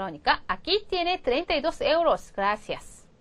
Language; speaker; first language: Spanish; non-native, fluent; Korean